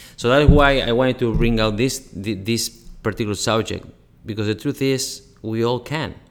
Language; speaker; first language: English; non-native, fluent; Spanish